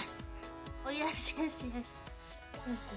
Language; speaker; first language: English; non-native, learner; Japanese